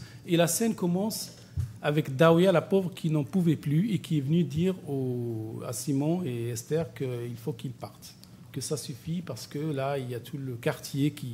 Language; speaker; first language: French; non-native, local second language; Arabic